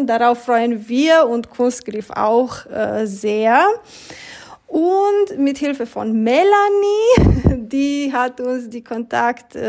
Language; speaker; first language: German; non-native, fluent; Romanian